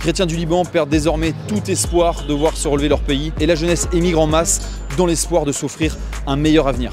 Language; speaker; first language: French; native; French